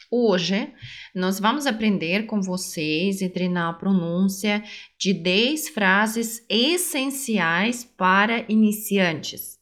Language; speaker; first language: Portuguese; non-native, fluent; Russian